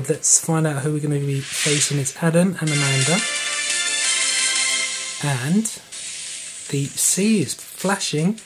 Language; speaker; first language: English; native; English